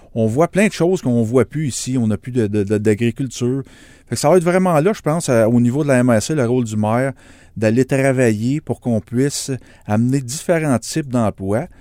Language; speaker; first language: French; native; French